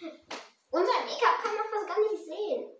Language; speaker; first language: German; early bilingual, other home language; Russian